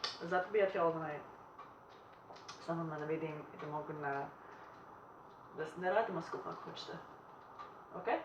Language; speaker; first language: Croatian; early bilingual, heritage; Croatian